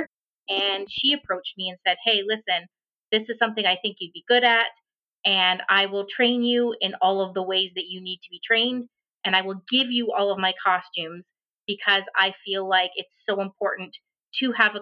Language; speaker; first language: English; native; English